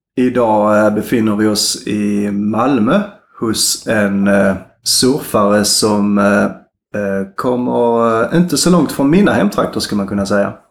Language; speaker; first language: Swedish; native; Swedish